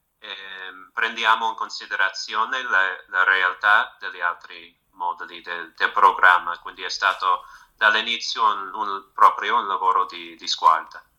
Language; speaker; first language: Italian; non-native, fluent; English